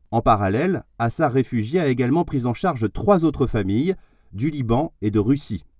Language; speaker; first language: French; native; French